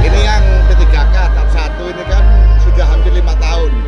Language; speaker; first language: Indonesian; native; Indonesian